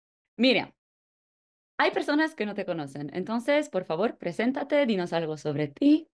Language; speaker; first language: Spanish; non-native, fluent; Polish